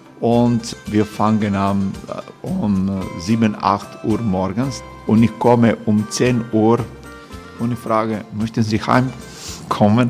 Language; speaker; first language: German; non-native, learner; Croatian